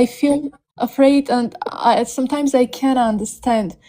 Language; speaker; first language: English; non-native, learner; Armenian